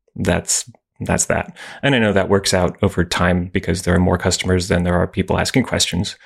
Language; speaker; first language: English; native; English